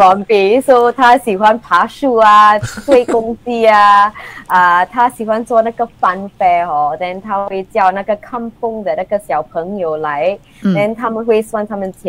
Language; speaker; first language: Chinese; non-native, local second language; English